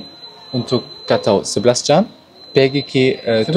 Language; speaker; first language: Indonesian; non-native, learner; German